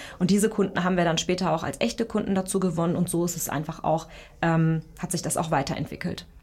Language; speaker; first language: German; early bilingual, other home language; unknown